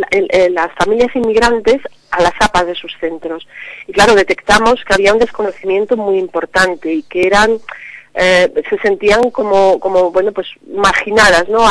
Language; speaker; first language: Spanish; native; Spanish